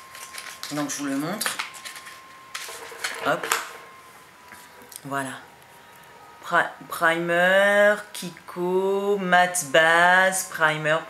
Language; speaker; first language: French; native; French